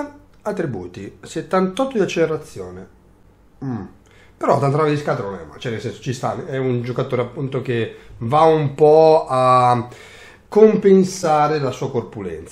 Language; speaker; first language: Italian; native; Italian